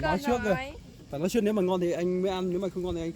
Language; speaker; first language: Vietnamese; non-native, local second language; Hmong